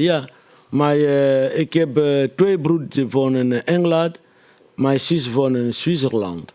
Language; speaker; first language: Dutch; non-native, fluent; Lingala